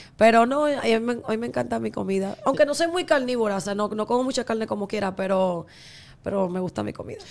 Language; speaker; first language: Spanish; early bilingual, heritage; Spanish